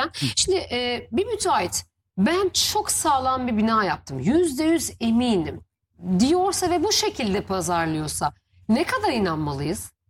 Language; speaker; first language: Turkish; native; Turkish